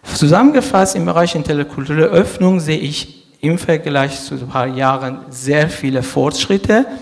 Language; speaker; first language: German; non-native, fluent; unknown